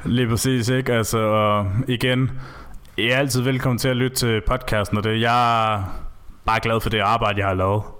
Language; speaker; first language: Danish; native; Danish